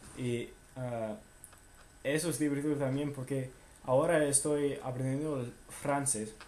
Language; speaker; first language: Spanish; non-native, learner; English